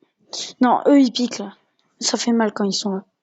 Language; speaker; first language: French; native; French